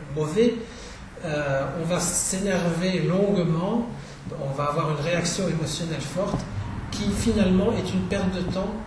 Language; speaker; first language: French; non-native, fluent; Czech